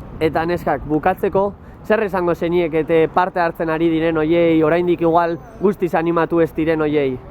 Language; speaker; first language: Basque; native; Basque